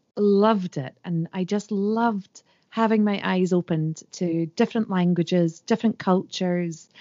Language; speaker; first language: English; native; English